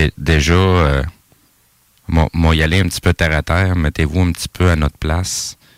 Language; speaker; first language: French; native; French